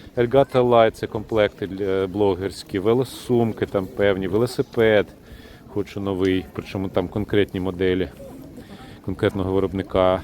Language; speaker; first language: Ukrainian; non-native, local second language; Russian